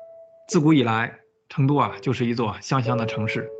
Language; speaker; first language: Chinese; native; Chinese